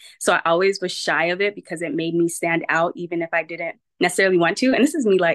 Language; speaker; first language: English; native; English